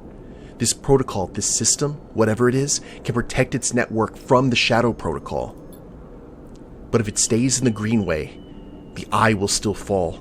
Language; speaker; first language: English; native; English